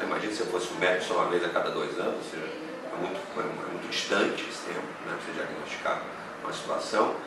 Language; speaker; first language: Portuguese; native; Portuguese